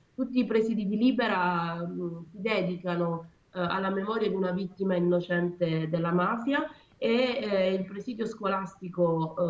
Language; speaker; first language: Italian; native; Italian